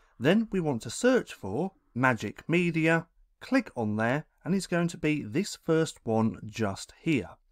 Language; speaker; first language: English; native; English